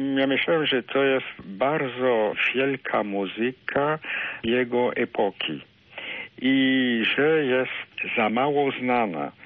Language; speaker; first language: Polish; non-native, fluent; French